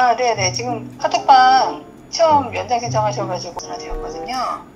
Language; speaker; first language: Korean; native; Korean